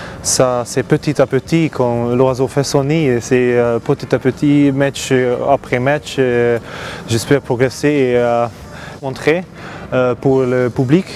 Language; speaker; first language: French; non-native, learner; Hungarian